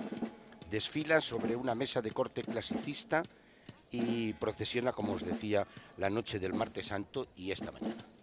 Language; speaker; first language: Spanish; native; Spanish